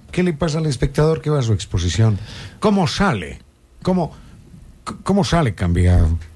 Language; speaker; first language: Spanish; native; Spanish